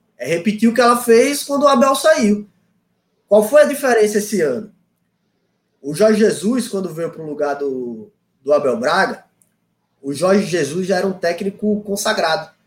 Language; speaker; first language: Portuguese; native; Portuguese